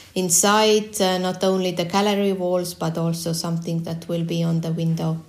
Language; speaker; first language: English; non-native, fluent; Estonian